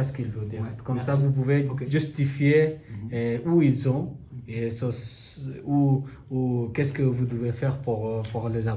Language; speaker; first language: French; non-native, learner; Bangla